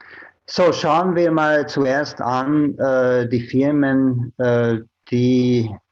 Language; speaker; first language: German; non-native, fluent; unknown